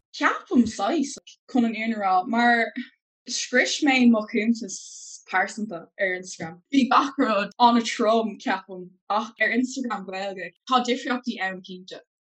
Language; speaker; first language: Irish; non-native, local second language; English